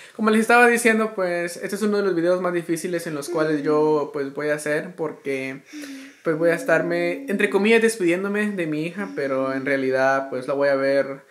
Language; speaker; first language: Spanish; native; Spanish